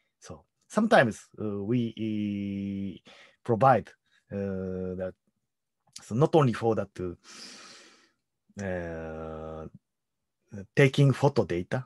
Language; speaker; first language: English; non-native, learner; Japanese